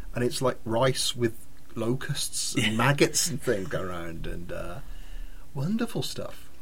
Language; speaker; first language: English; native; English